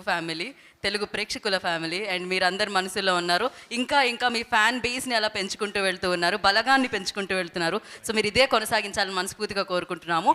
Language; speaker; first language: Telugu; native; Telugu